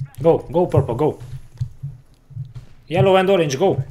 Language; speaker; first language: English; non-native, learner; Hungarian